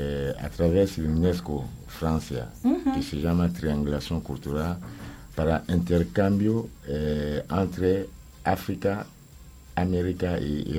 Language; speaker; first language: Spanish; non-native, learner; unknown